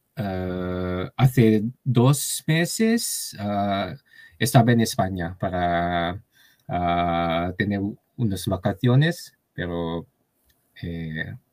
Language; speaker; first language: Spanish; non-native, learner; Chinese